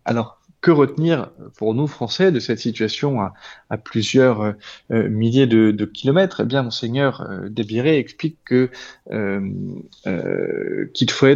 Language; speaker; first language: French; native; French